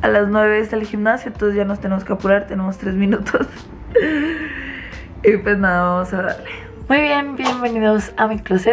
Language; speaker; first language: Spanish; native; Spanish